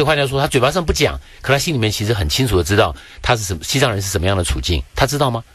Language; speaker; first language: Chinese; native; Chinese